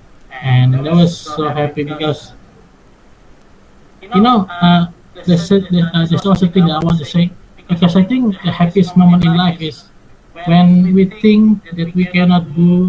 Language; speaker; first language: English; non-native, fluent; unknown